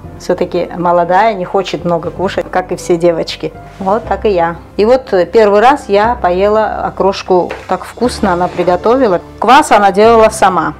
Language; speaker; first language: Russian; non-native, local second language; Georgian